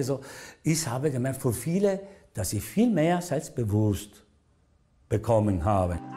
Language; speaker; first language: German; non-native, learner; Italian